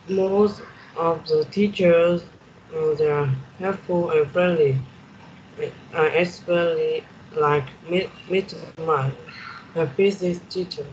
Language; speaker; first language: English; non-native, learner; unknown